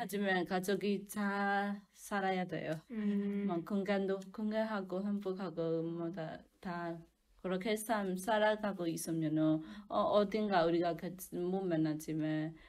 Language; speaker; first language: Korean; non-native, learner; Burmese